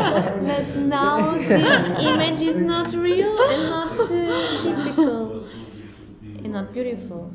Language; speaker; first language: English; non-native, learner; Portuguese